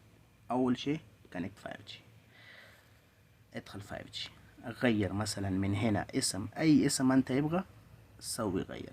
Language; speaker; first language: Arabic; non-native, learner; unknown